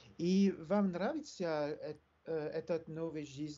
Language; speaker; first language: Russian; non-native, learner; French